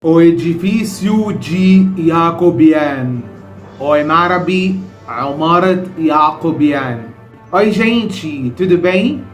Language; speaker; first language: Portuguese; non-native, fluent; Arabic